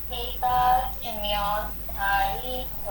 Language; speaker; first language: Korean; non-native, learner; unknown